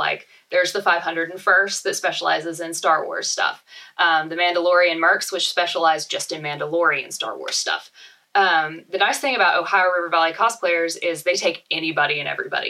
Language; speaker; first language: English; native; English